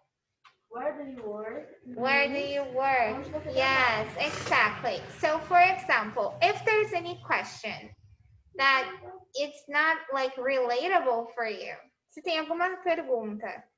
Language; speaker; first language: English; non-native, fluent; Portuguese